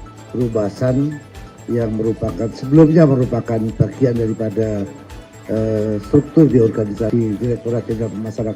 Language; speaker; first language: Indonesian; native; Indonesian